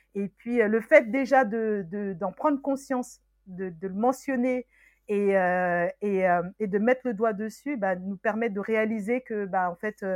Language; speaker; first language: French; early bilingual, other home language; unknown